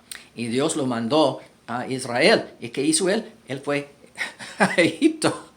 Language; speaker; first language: Spanish; non-native, fluent; English